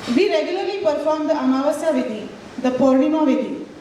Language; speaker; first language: English; non-native, local second language; Marathi